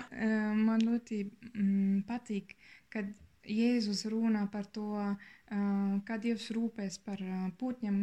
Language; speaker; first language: Latvian; non-native, learner; German